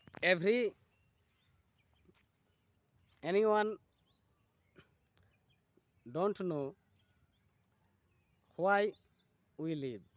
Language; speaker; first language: English; non-native, learner; Bangla